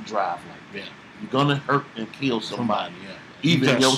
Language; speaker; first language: English; native; English